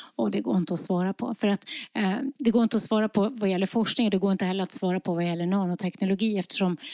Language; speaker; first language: Swedish; early bilingual, other home language; Norwegian